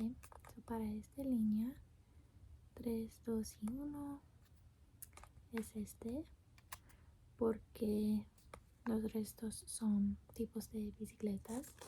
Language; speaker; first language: Spanish; non-native, learner; English